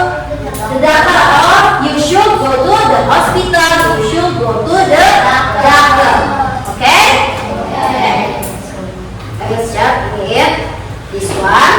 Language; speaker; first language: English; non-native, learner; Indonesian